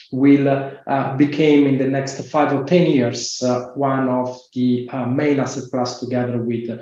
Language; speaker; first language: English; non-native, fluent; Italian